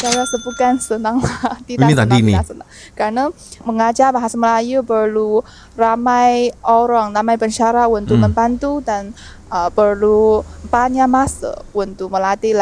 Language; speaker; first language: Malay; non-native, fluent; Chinese